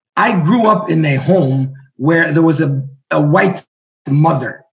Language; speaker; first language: English; non-native, fluent; Greek